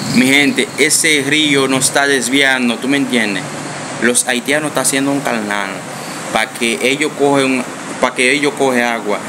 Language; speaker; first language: Spanish; non-native, fluent; Haitian Creole